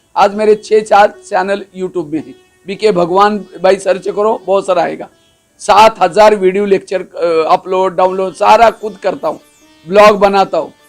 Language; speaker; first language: Hindi; non-native, local second language; Marathi